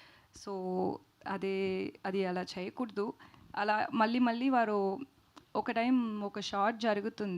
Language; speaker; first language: Telugu; non-native, learner; Tamil